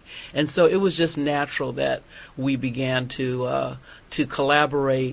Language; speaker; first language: English; native; English